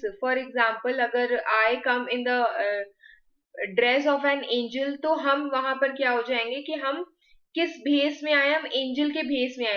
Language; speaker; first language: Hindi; native; Hindi